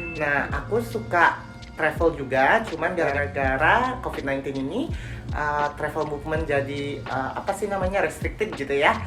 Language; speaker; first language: Indonesian; non-native, local second language; Balinese